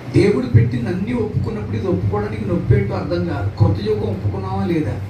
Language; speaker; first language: Telugu; non-native, local second language; Tamil